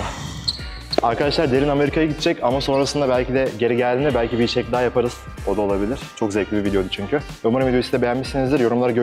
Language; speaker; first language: Turkish; native; Turkish